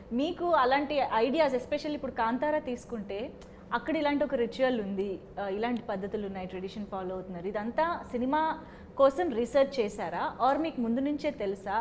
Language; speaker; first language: Telugu; native; Telugu